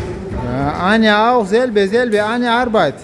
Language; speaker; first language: German; non-native, learner; Tajik